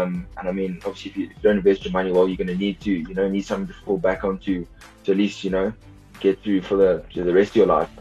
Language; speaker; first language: English; native; English